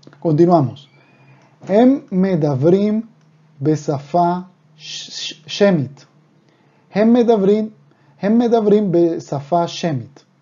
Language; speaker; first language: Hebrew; non-native, fluent; Spanish